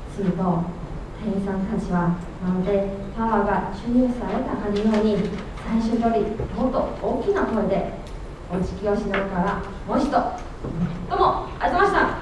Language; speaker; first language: Japanese; non-native, fluent; Chinese